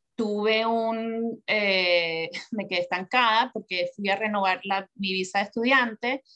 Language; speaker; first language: Spanish; native; Spanish